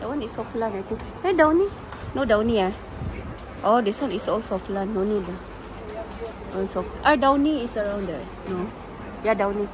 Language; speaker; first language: English; non-native, learner; Filipino